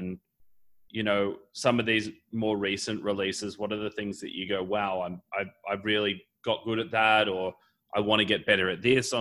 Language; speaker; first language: English; native; English